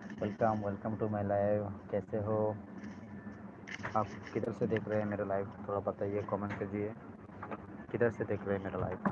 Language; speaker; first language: Hindi; non-native, learner; Bangla